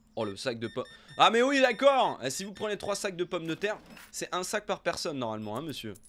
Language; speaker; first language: French; native; French